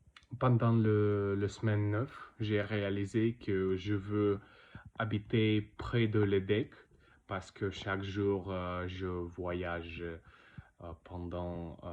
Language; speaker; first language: French; non-native, learner; Russian